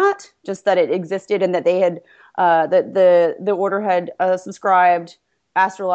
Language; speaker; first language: English; native; English